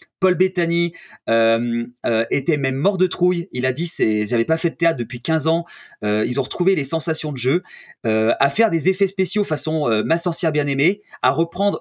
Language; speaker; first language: French; native; French